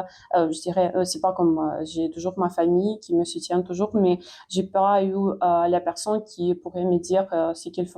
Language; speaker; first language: French; non-native, fluent; Ukrainian